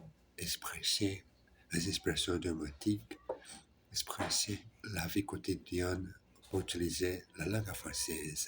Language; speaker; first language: French; non-native, learner; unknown